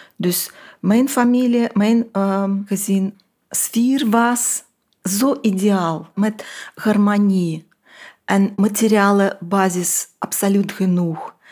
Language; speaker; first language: Dutch; non-native, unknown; Russian